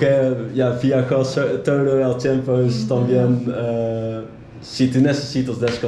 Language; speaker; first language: Spanish; non-native, learner; Dutch